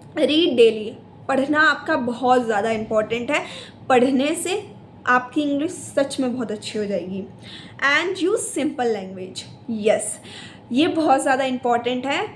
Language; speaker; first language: Hindi; native; Hindi